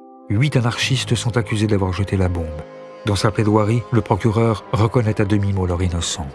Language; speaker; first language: French; native; French